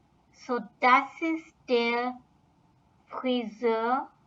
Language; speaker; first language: German; non-native, fluent; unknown